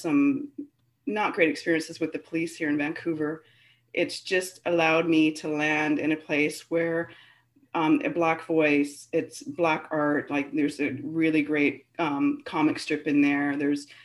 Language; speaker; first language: English; native; English